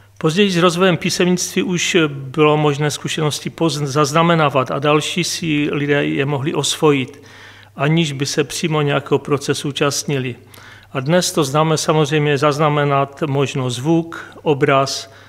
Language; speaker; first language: Czech; non-native, local second language; Polish